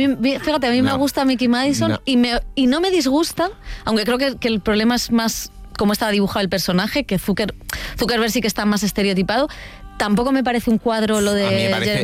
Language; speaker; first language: Spanish; native; Spanish